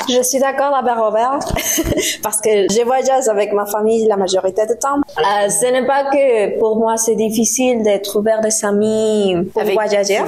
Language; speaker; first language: French; non-native, learner; Spanish